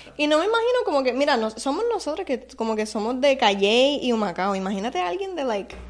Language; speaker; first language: Spanish; native; Spanish